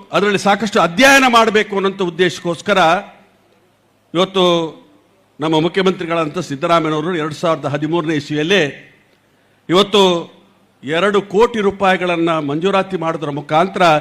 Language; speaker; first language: Kannada; non-native, local second language; Tulu